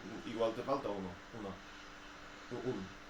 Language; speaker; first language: Spanish; non-native, fluent; English